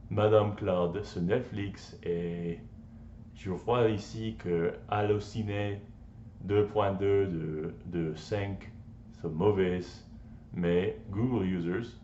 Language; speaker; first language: French; non-native, learner; English